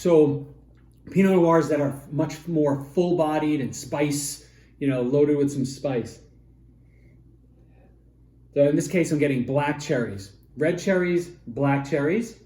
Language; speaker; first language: English; native; English